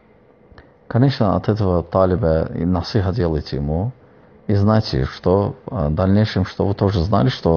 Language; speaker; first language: Russian; non-native, fluent; Azerbaijani